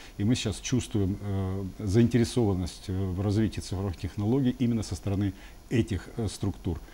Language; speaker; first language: Russian; native; Russian